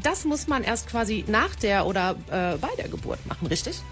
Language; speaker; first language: German; native; German